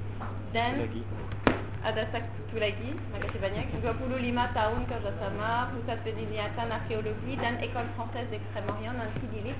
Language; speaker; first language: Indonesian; non-native, fluent; French